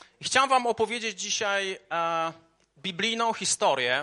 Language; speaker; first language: Czech; non-native, learner; Polish